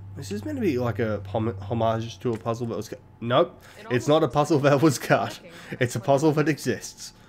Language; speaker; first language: English; native; English